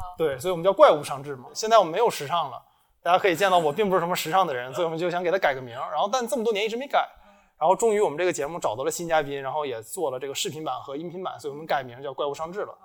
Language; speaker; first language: Chinese; native; Chinese